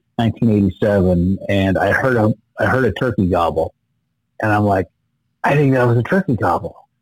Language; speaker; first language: English; native; English